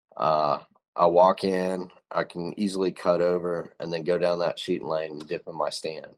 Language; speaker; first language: English; native; English